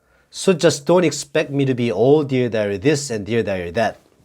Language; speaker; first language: English; non-native, fluent; Korean